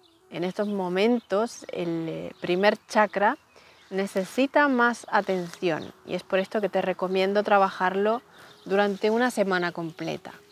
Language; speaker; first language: Spanish; native; Spanish